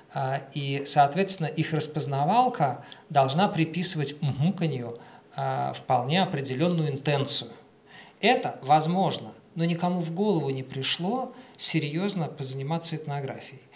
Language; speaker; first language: Russian; native; Russian